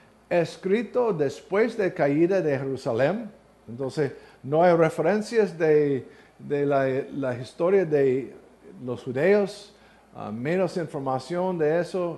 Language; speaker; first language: Spanish; non-native, learner; English